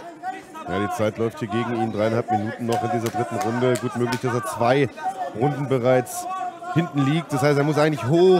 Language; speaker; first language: German; native; German